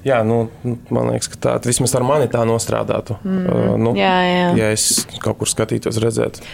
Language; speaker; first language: Latvian; non-native, local second language; Russian